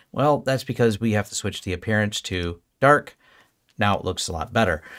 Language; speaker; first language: English; native; English